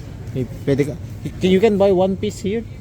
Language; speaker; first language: English; non-native, learner; Filipino